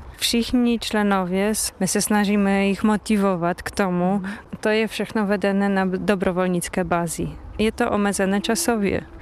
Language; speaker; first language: Czech; non-native, fluent; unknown